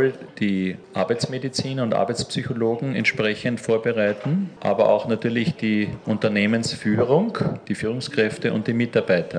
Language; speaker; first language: German; native; German